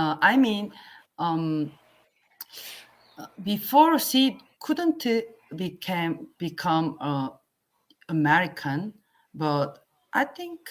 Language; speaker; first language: English; non-native, learner; Korean